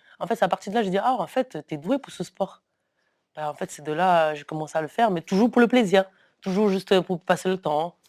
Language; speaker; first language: French; early bilingual, other home language; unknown